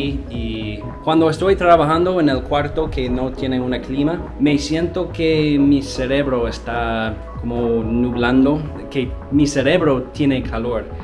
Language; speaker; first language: Spanish; non-native, learner; English